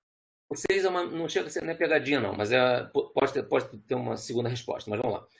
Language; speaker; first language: Portuguese; native; Portuguese